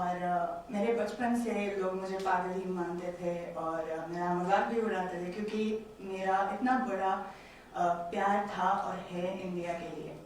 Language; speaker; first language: Hindi; non-native, learner; Romanian